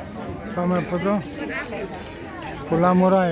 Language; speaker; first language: Greek; non-native, fluent; Bulgarian